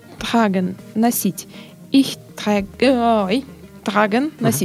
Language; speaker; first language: German; non-native, learner; Russian